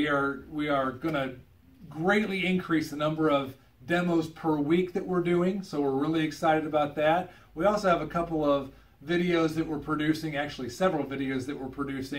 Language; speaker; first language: English; native; English